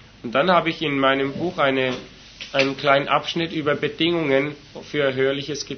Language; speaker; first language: German; native; German